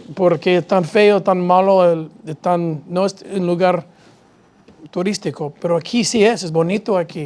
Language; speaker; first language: Spanish; non-native, fluent; English